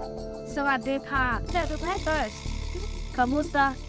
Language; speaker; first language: Danish; non-native, learner; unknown